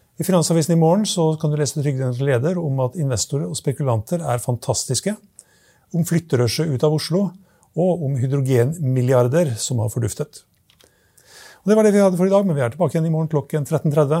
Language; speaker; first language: Norwegian; native; Norwegian